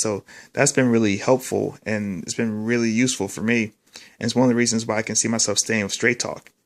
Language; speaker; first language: English; native; English